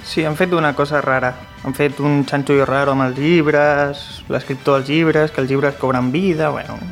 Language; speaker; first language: Catalan; non-native, local second language; Spanish